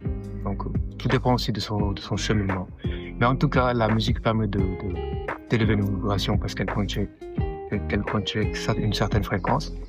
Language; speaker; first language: French; non-native, local second language; Wolof